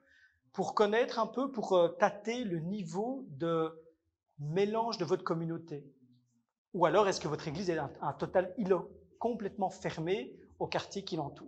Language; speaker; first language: French; native; French